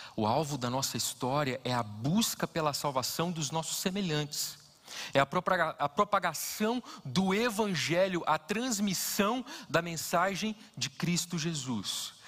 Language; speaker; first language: Portuguese; native; Portuguese